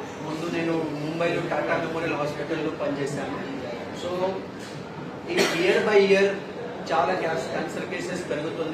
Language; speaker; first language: Telugu; non-native, fluent; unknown